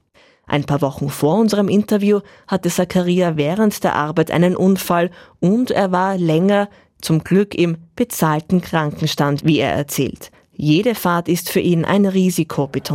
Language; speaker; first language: German; native; German